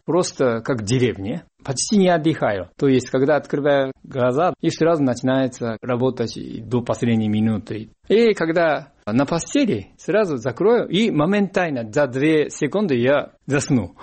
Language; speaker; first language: Russian; non-native, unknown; Japanese